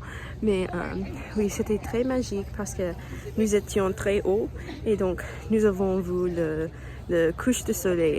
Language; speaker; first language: French; non-native, learner; English